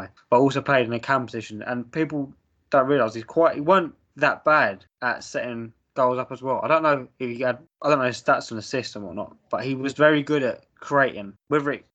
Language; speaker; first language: English; native; English